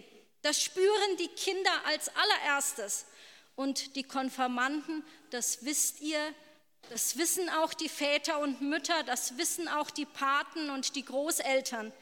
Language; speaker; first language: German; native; German